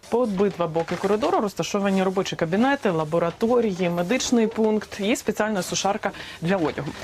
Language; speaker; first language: Ukrainian; native; Ukrainian